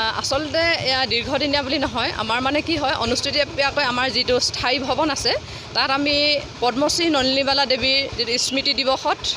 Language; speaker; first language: Assamese; native; Assamese